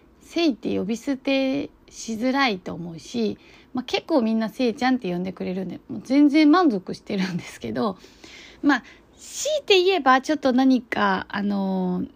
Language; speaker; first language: Japanese; non-native, fluent; Chinese